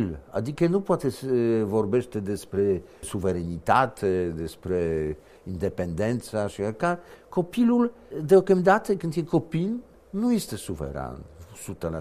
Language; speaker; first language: Romanian; non-native, fluent; Polish